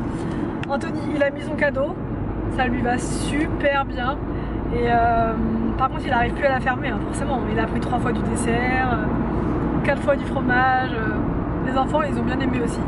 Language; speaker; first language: French; native; French